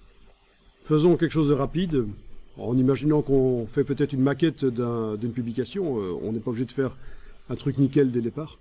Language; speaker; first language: French; native; French